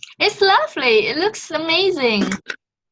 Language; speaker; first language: English; non-native, fluent; Vietnamese